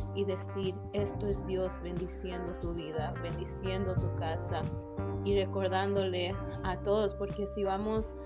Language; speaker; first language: Spanish; early bilingual, heritage; English